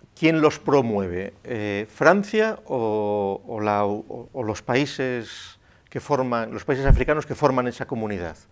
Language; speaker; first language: Spanish; native; Spanish